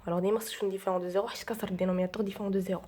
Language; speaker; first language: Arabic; native; Arabic